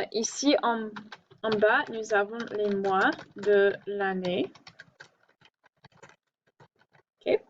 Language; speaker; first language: French; non-native, fluent; English